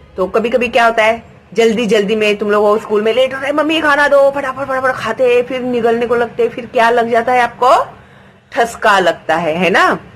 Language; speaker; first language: Hindi; non-native, local second language; Marathi